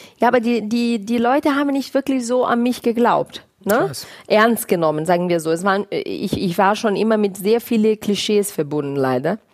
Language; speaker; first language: German; non-native, fluent; Portuguese